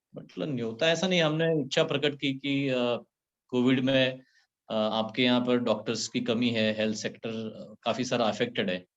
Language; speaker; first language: Hindi; non-native, local second language; Marathi